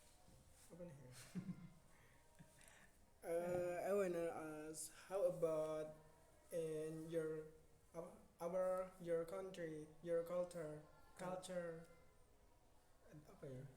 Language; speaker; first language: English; non-native, learner; Indonesian